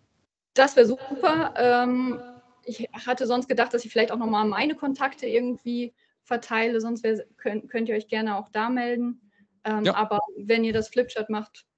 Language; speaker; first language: German; native; German